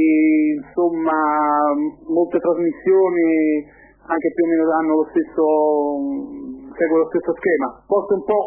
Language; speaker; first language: Italian; native; Italian